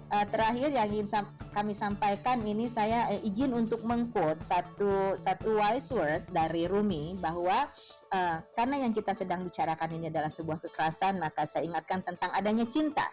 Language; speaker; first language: Indonesian; native; Indonesian